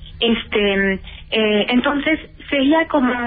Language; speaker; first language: Spanish; native; Spanish